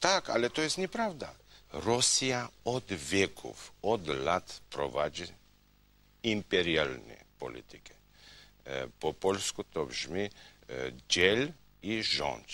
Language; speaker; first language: Polish; non-native, fluent; Georgian